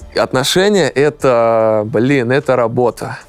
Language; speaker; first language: Russian; native; Russian